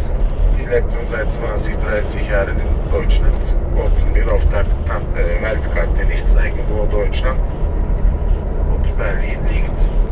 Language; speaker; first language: German; non-native, fluent; Turkish